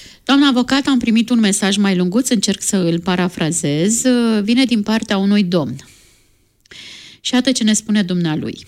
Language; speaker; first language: Romanian; native; Romanian